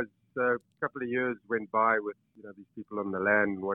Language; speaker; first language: English; native; English